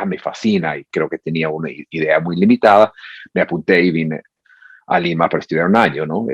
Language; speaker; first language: Spanish; non-native, fluent; English